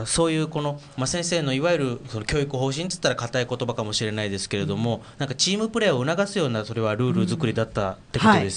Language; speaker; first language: Japanese; native; Japanese